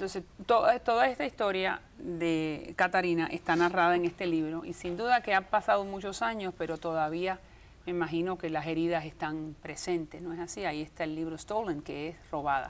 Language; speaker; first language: Spanish; native; Spanish